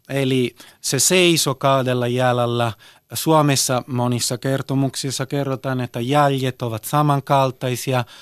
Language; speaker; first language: Finnish; early bilingual, heritage; Italian